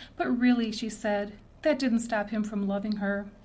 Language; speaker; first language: English; native; English